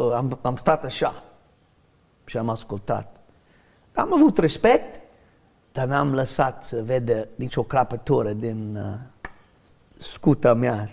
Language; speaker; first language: Romanian; non-native, learner; English